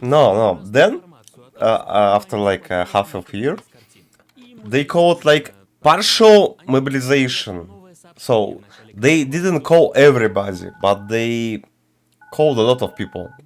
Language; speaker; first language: English; non-native, fluent; Russian